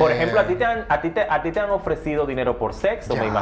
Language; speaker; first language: Spanish; native; Spanish